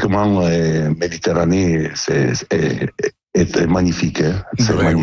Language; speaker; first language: French; non-native, learner; Italian